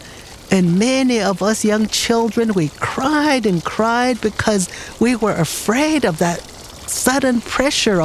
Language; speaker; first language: English; native; English